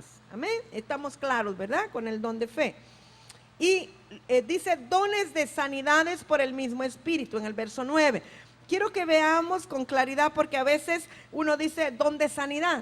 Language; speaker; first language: Spanish; native; Spanish